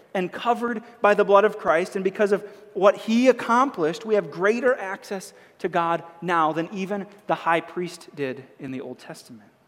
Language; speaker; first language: English; native; English